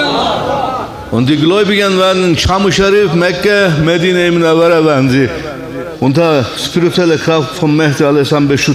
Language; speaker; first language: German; non-native, fluent; Turkish